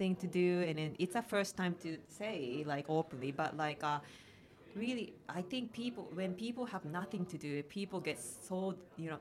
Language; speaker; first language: English; non-native, fluent; Japanese